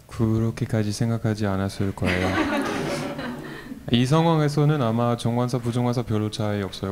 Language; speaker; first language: Korean; non-native, fluent; French